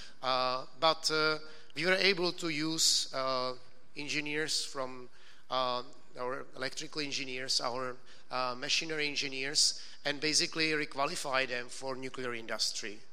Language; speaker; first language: English; non-native, fluent; Czech